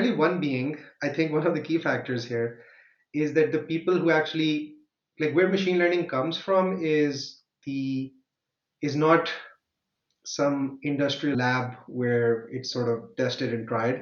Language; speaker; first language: English; non-native, local second language; Urdu